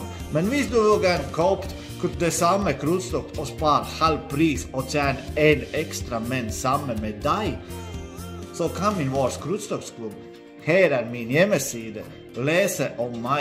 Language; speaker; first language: Danish; non-native, learner; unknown